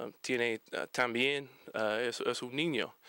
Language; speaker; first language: Spanish; non-native, learner; English